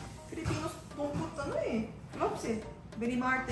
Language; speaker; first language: Filipino; early bilingual, other home language; Korean